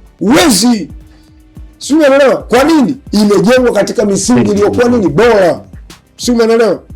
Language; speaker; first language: Swahili; native; Swahili